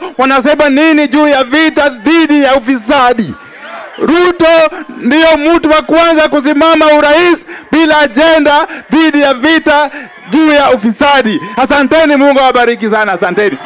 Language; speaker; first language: Swahili; non-native, local second language; Luo (Kenya and Tanzania)